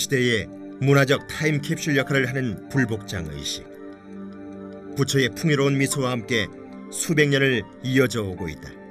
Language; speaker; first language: Korean; native; Korean